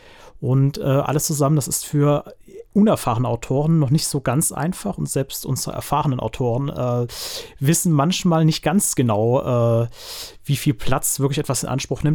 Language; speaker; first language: German; native; German